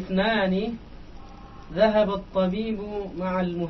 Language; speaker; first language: Arabic; non-native, learner; Indonesian